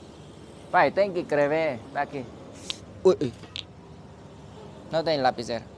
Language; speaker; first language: Portuguese; non-native, learner; Vietnamese